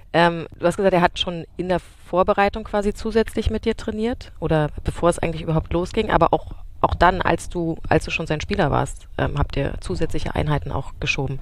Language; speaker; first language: German; native; German